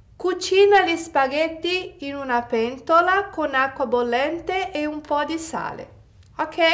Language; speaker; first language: Italian; non-native, fluent; Portuguese